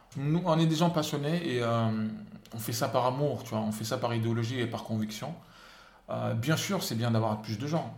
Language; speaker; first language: French; non-native, local second language; Wolof